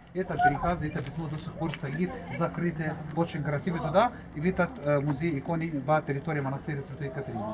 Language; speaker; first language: Russian; non-native, learner; Arabic